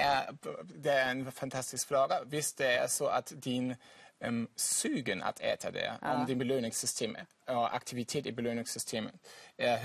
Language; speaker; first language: Swedish; non-native, fluent; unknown